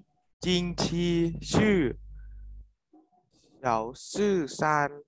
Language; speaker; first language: Chinese; non-native, learner; Thai